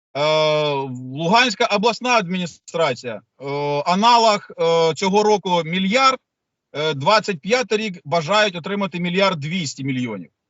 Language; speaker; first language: Ukrainian; native; Ukrainian